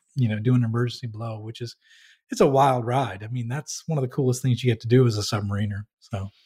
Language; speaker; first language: English; native; English